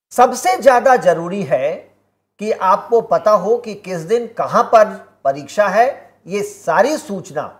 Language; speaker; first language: Hindi; native; Hindi